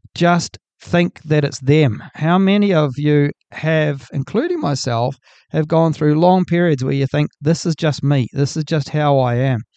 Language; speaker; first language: English; native; English